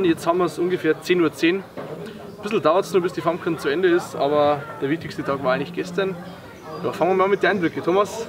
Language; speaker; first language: German; native; German